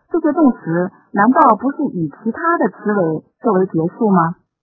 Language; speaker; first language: Chinese; native; Chinese